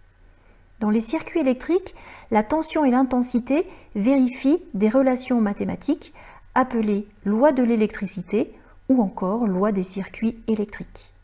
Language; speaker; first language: French; native; French